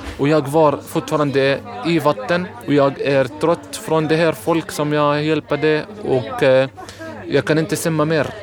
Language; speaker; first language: Swedish; non-native, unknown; Arabic